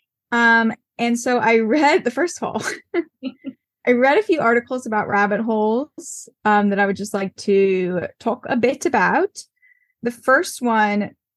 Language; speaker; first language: English; native; English